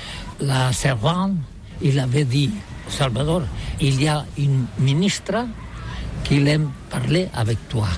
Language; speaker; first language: French; non-native, learner; Catalan